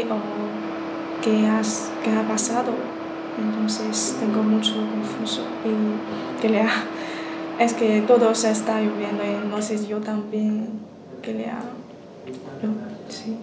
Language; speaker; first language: Spanish; non-native, learner; Chinese